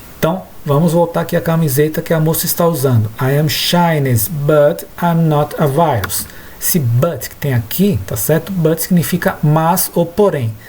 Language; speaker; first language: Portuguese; native; Portuguese